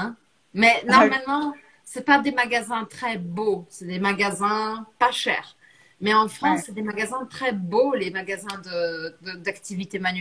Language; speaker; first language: French; non-native, fluent; Portuguese